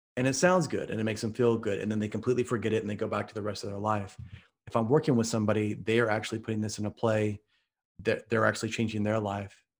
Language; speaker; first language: English; native; English